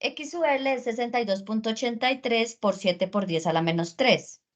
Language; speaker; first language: Spanish; native; Spanish